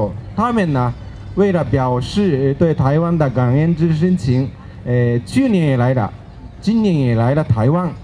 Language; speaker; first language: Chinese; non-native, fluent; Japanese